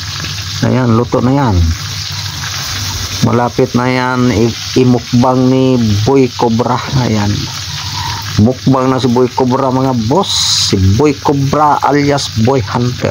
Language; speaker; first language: Filipino; non-native, local second language; Cebuano